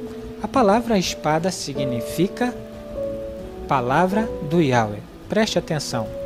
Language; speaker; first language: Portuguese; native; Portuguese